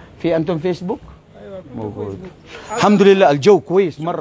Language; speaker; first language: Arabic; non-native, learner; Maranao